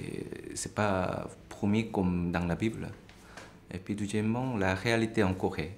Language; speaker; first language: French; non-native, fluent; Korean